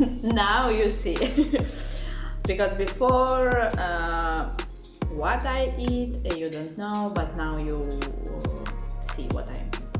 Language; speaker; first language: English; non-native, learner; Russian